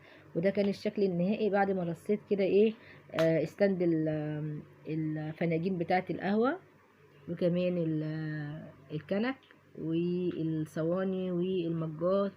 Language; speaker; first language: Arabic; native; Arabic